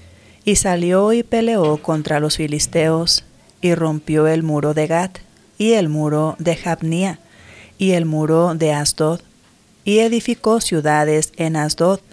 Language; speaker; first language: Spanish; native; Spanish